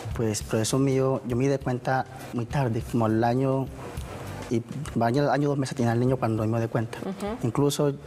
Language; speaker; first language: Spanish; native; Spanish